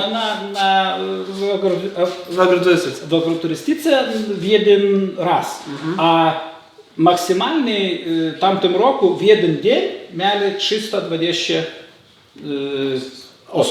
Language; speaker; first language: Polish; non-native, learner; Lithuanian